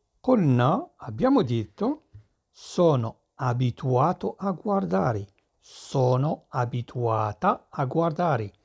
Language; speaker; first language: Italian; non-native, fluent; Arabic